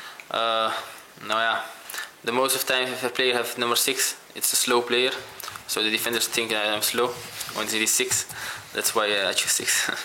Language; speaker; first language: English; non-native, fluent; Dutch